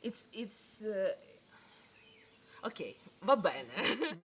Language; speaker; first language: English; non-native, learner; Ukrainian